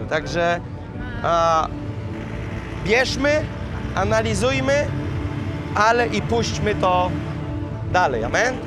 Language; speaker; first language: Polish; native; Polish